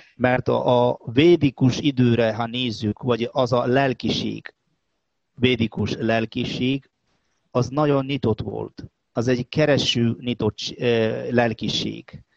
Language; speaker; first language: Hungarian; non-native, fluent; Malayalam